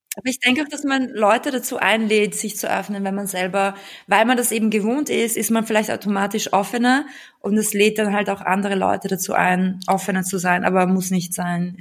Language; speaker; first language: German; early bilingual, other home language; Bulgarian